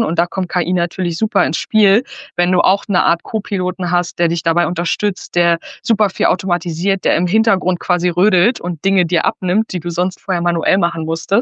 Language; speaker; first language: German; native; German